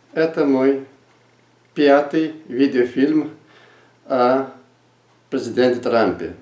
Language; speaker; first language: Russian; non-native, local second language; Lithuanian